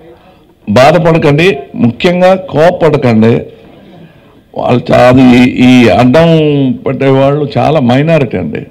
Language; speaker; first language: Telugu; non-native, fluent; Tamil